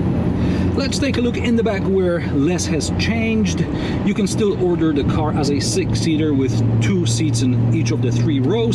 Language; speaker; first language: English; non-native, fluent; Polish